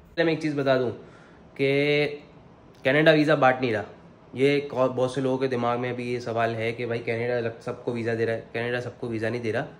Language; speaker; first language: Urdu; native; Urdu